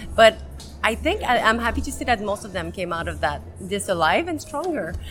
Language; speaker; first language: English; native; English